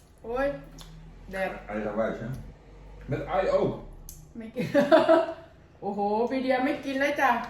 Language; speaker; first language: Dutch; non-native, learner; Thai